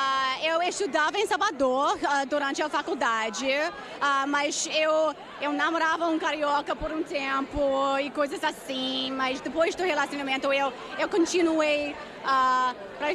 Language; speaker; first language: Portuguese; non-native, fluent; English